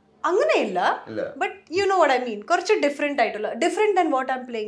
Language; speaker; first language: Malayalam; early bilingual, heritage; Malayalam